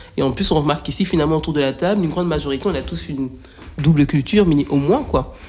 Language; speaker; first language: French; native; French